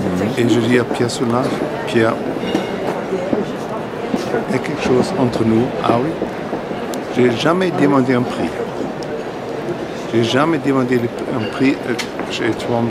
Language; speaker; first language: French; non-native, fluent; German